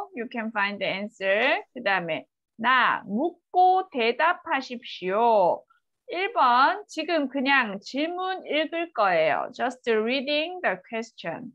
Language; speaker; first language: Korean; native; Korean